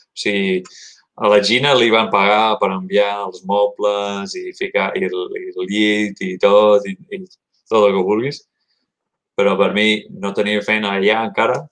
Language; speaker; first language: Catalan; early bilingual, heritage; Catalan